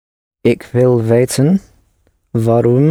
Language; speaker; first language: Dutch; non-native, learner; English